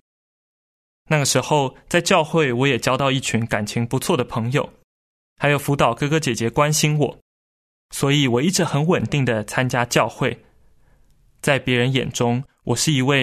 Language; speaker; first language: Chinese; native; Chinese